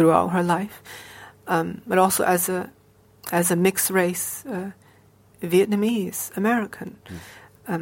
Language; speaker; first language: English; native; English